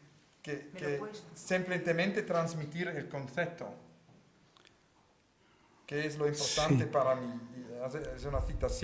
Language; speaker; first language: Spanish; non-native, learner; Italian